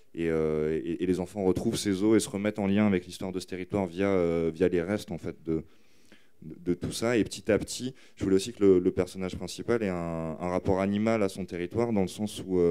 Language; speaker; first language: French; native; French